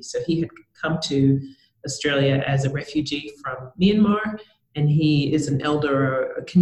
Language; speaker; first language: English; native; English